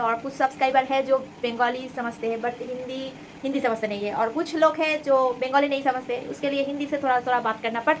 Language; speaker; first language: Hindi; non-native, local second language; Bangla